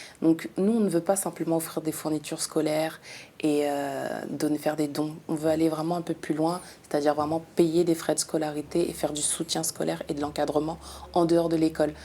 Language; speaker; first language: French; native; French